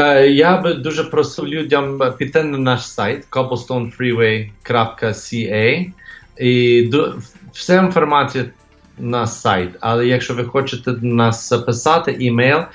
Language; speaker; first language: Ukrainian; early bilingual, heritage; English